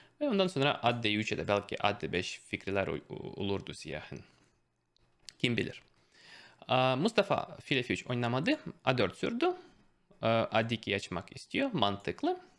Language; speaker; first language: Turkish; non-native, fluent; Russian